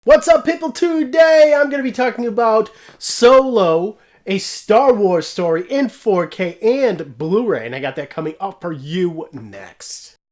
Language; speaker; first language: English; native; English